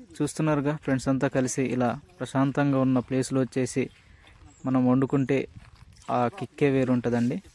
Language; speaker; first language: Telugu; non-native, local second language; Koya